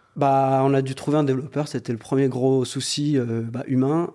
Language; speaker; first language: French; native; French